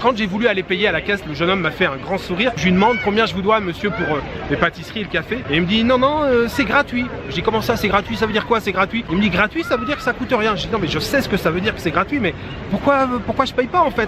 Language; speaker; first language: French; native; French